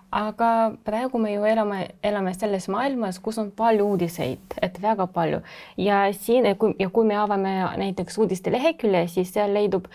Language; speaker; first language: Estonian; non-native, local second language; Russian